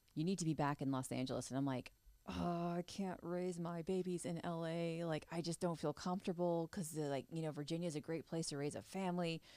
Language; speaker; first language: English; native; English